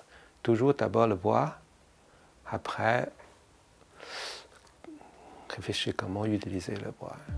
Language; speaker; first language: French; non-native, learner; Chinese